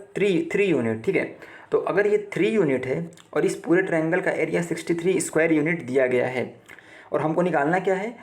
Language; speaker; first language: Hindi; native; Hindi